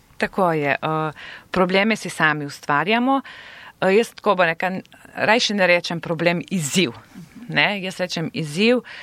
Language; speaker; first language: Slovenian; non-native, local second language; Serbian